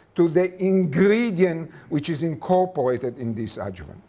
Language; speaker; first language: English; non-native, fluent; Hebrew